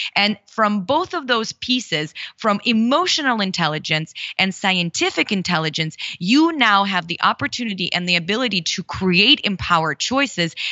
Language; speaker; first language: English; early bilingual, other home language; Russian